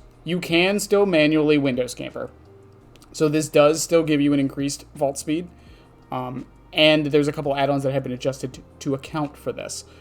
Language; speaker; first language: English; native; English